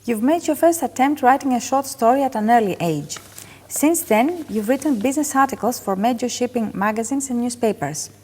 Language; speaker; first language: English; non-native, fluent; Greek